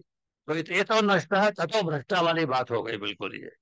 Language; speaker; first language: Hindi; native; Hindi